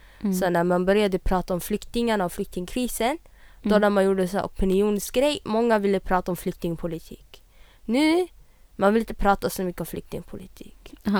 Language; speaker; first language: Swedish; native; Swedish